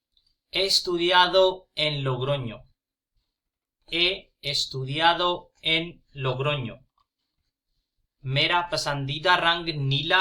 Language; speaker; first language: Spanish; non-native, fluent; Punjabi